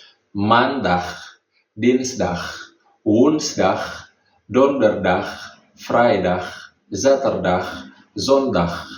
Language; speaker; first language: Dutch; non-native, fluent; Indonesian